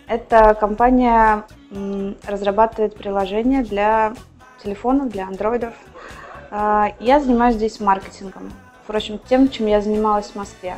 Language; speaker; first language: Russian; native; Russian